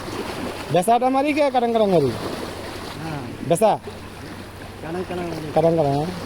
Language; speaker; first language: Indonesian; non-native, learner; Bangla